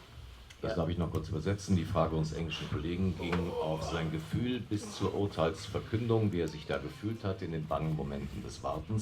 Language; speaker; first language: German; native; German